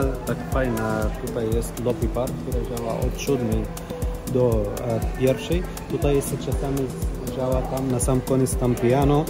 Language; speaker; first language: Polish; non-native, learner; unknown